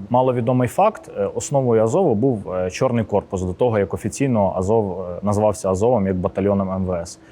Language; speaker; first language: Ukrainian; native; Ukrainian